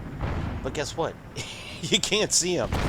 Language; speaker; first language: English; native; English